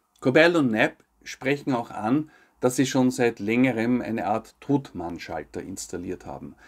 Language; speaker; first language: German; native; German